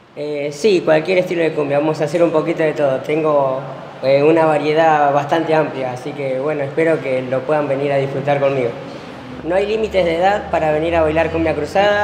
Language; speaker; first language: Spanish; native; Spanish